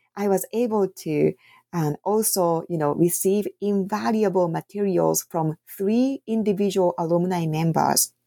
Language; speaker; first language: English; non-native, fluent; Japanese